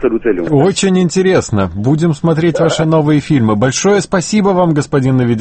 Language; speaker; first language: Russian; native; Russian